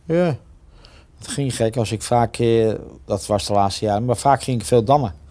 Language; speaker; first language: Dutch; native; Dutch